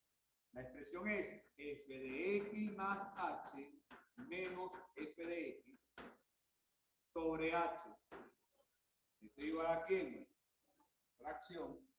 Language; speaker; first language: Spanish; native; Spanish